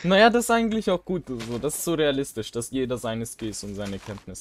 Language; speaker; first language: German; native; German